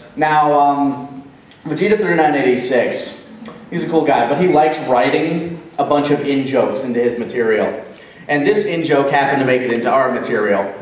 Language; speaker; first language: English; native; English